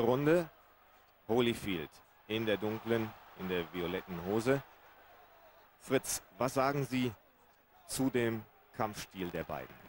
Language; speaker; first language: German; native; German